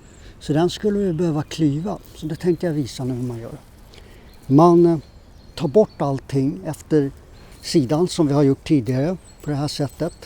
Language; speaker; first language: Swedish; native; Swedish